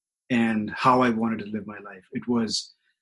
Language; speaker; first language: English; non-native, local second language; Hindi